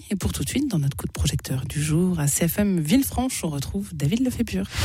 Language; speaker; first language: French; native; French